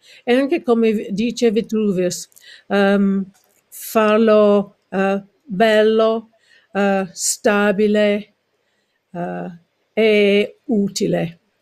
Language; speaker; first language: Italian; non-native, fluent; English